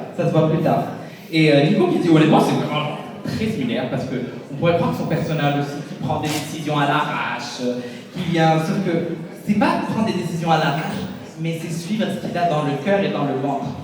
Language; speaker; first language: French; native; French